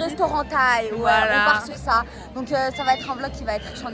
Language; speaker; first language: French; native; French